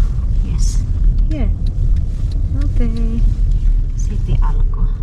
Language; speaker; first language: English; non-native, learner; Filipino